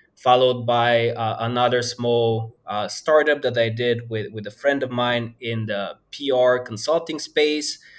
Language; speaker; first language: English; non-native, fluent; Bulgarian